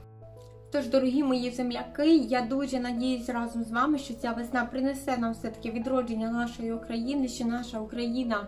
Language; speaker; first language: Ukrainian; native; Ukrainian